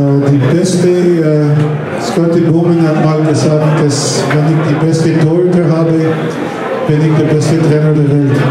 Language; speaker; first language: German; non-native, fluent; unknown